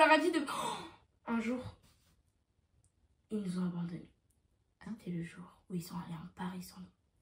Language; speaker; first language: French; native; French